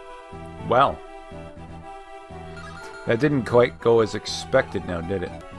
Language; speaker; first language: English; native; English